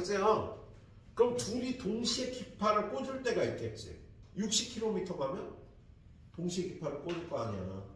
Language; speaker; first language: Korean; native; Korean